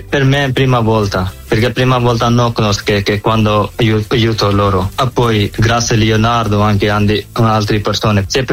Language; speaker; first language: Italian; non-native, learner; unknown